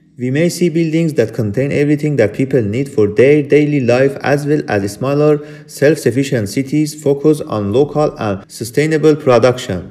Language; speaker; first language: English; non-native, fluent; Persian